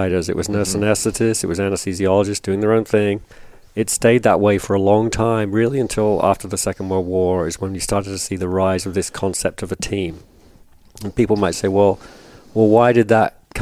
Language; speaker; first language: English; native; English